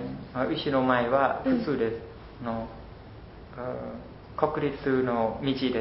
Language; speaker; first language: Japanese; non-native, learner; Khmer